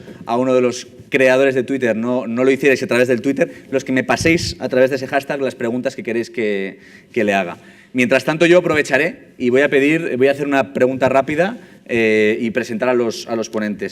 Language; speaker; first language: Spanish; native; Spanish